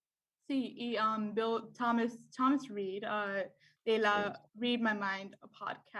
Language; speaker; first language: Spanish; non-native, learner; English